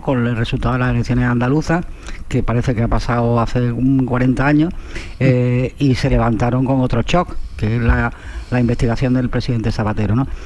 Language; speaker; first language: Spanish; native; Spanish